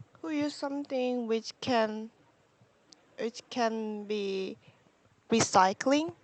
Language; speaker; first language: English; non-native, learner; Korean